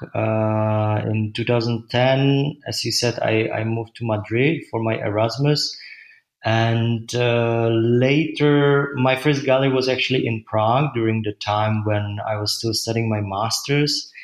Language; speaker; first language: English; non-native, fluent; Czech